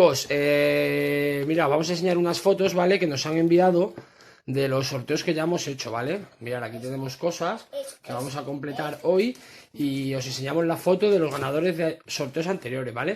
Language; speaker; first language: Spanish; native; Spanish